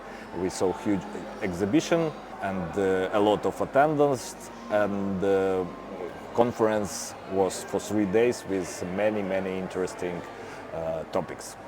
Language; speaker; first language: English; non-native, fluent; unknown